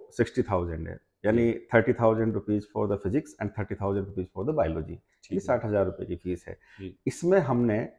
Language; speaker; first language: Hindi; native; Hindi